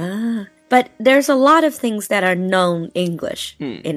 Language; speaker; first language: English; non-native, fluent; Chinese